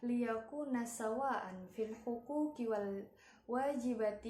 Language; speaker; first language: Arabic; non-native, learner; Indonesian